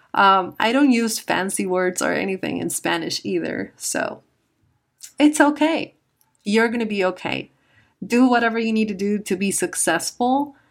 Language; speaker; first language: English; non-native, fluent; Spanish